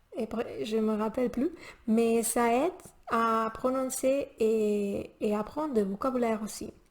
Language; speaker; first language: French; non-native, learner; Spanish